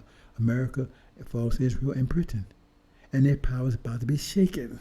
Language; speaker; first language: English; native; English